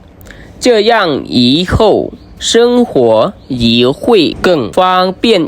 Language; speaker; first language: Chinese; non-native, fluent; Khmer